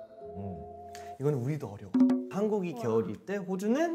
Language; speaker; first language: Korean; early bilingual, heritage; Korean